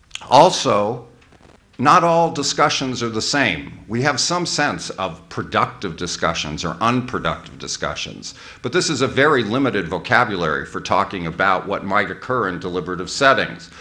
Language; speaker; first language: English; native; English